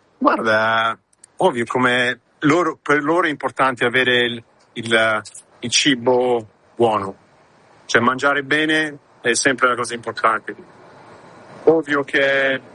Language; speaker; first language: Italian; early bilingual, heritage; Italian